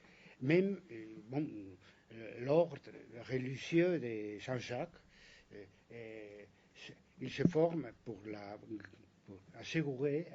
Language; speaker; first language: French; non-native, fluent; Spanish